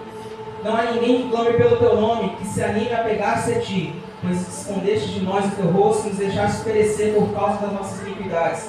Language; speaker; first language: Portuguese; native; Portuguese